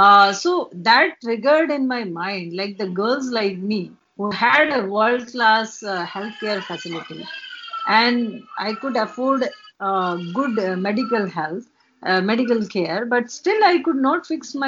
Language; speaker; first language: English; non-native, local second language; Hindi